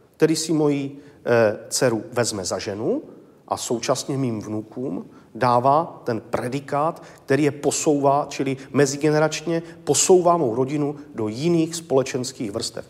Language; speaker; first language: Czech; native; Czech